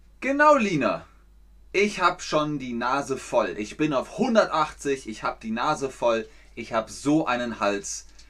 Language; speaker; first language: German; native; German